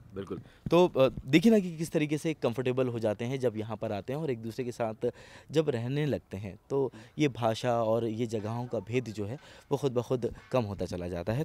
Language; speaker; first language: Hindi; native; Hindi